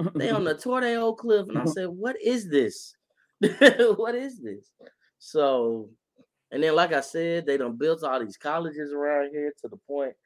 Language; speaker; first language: English; native; English